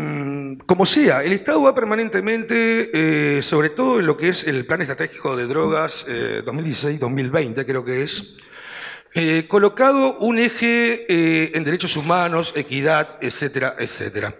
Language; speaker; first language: Spanish; native; Spanish